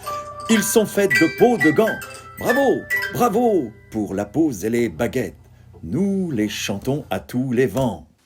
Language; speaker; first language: French; native; French